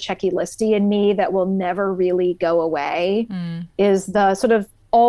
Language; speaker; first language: English; native; English